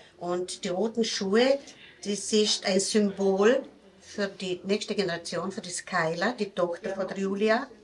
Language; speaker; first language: German; native; German